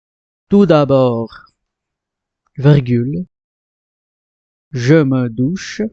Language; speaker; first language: French; non-native, fluent; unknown